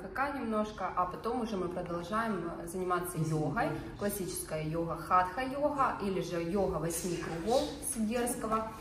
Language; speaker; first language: Russian; native; Russian